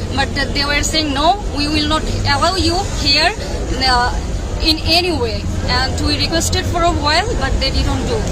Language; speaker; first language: English; non-native, local second language; Bangla